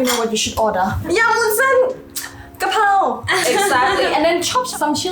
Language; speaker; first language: English; non-native, fluent; Thai